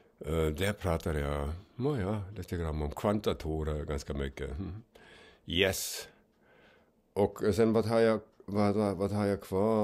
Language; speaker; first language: Swedish; non-native, fluent; German